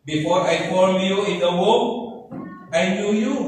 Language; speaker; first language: English; non-native, local second language; Filipino